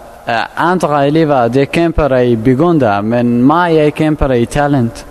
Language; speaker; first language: Danish; non-native, fluent; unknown